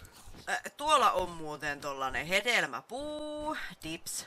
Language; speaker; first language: Finnish; native; Finnish